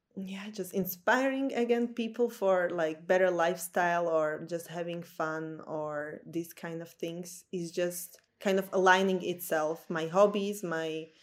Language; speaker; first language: English; non-native, fluent; Slovak